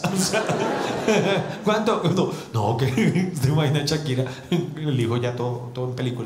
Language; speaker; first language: Spanish; native; Spanish